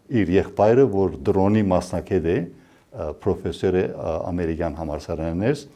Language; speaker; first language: Armenian; early bilingual, heritage; Armenian